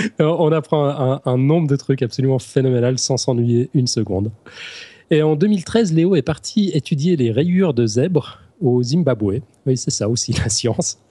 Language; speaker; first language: French; native; French